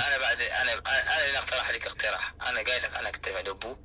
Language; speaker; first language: Arabic; native; Arabic